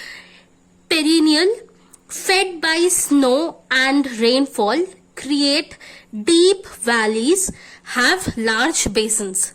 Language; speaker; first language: English; non-native, local second language; Hindi